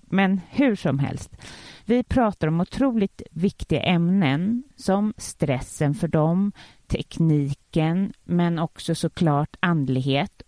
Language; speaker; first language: Swedish; native; Swedish